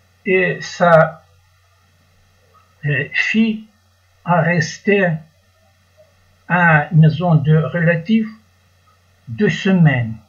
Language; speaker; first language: French; non-native, learner; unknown